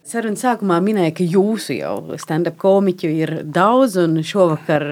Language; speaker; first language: Latvian; native; Latvian